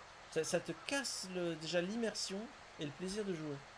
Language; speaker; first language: French; native; French